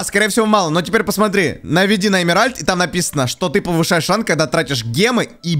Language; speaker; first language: Russian; native; Russian